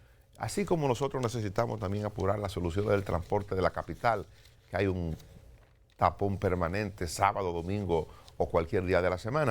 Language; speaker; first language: Spanish; native; Spanish